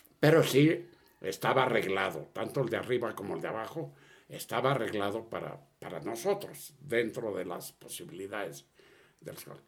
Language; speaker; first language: Spanish; early bilingual, other home language; Catalan